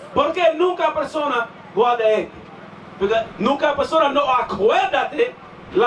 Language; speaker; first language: Spanish; non-native, learner; English